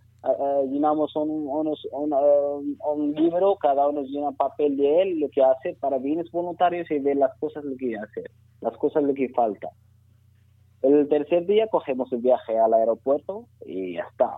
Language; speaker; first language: Spanish; non-native, learner; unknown